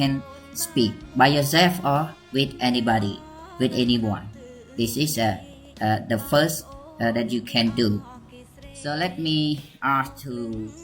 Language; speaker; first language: English; non-native, learner; Khmer